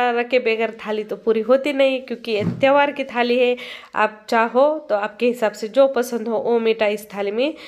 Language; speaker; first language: Hindi; non-native, local second language; Marathi